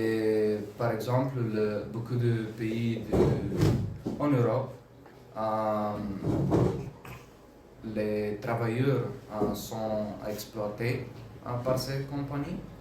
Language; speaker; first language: French; non-native, learner; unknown